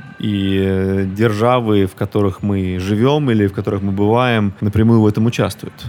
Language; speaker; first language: Russian; native; Russian